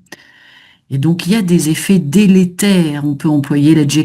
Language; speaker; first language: French; native; French